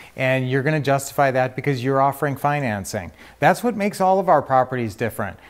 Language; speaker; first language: English; native; English